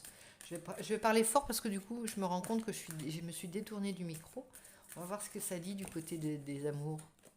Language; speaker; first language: French; native; French